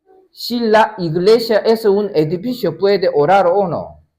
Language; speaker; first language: Spanish; non-native, learner; Korean